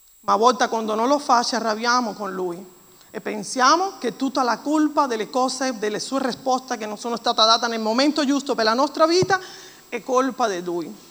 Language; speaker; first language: Italian; non-native, fluent; Spanish